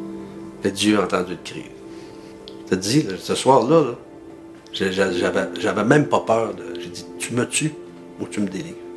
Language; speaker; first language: French; native; French